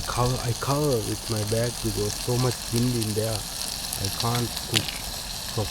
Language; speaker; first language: English; non-native, learner; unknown